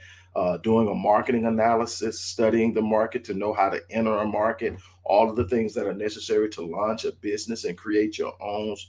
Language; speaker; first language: English; native; English